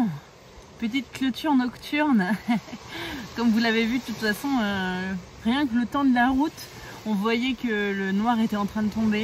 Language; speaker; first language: French; native; French